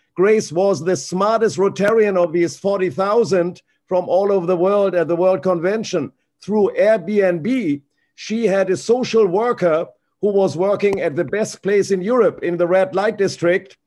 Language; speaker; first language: English; non-native, fluent; German